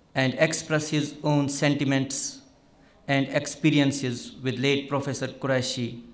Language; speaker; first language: English; non-native, local second language; Urdu